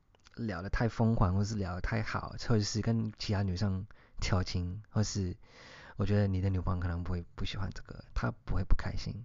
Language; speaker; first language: Chinese; early bilingual, heritage; English